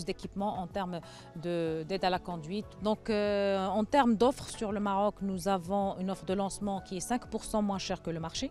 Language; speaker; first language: French; non-native, local second language; Arabic